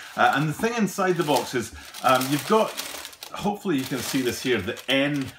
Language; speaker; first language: English; native; English